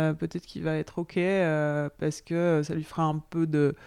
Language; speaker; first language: French; native; French